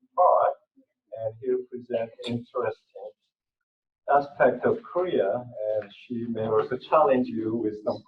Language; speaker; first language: English; non-native, fluent; Korean